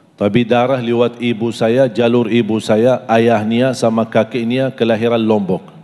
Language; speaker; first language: Indonesian; non-native, fluent; Arabic